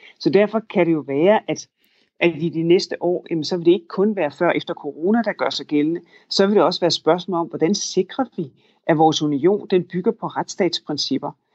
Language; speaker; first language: Danish; native; Danish